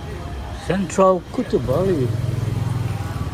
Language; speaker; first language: English; non-native, learner; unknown